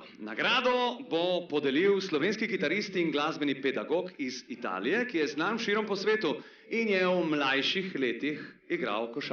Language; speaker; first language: Slovenian; native; Slovenian